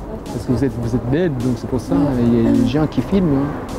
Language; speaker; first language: French; non-native, fluent; Japanese